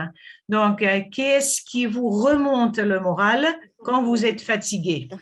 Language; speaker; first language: French; non-native, fluent; Russian